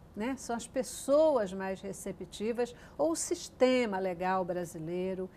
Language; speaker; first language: Portuguese; native; Portuguese